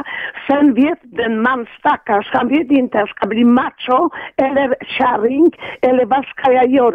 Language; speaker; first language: Swedish; non-native, fluent; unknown